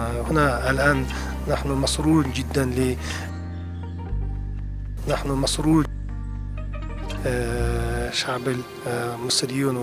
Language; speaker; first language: Arabic; non-native, learner; Kazakh